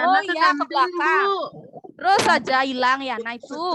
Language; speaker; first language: Indonesian; native; Indonesian